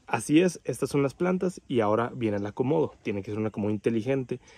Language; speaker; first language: Spanish; native; Spanish